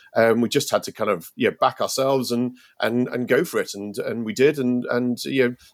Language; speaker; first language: English; native; English